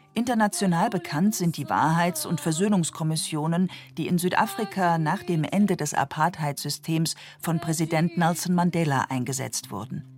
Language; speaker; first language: German; native; German